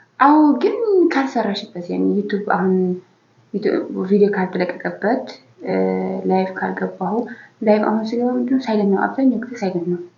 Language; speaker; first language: Amharic; native; Amharic